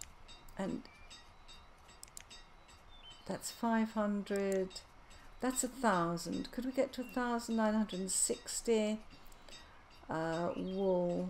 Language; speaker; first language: English; native; English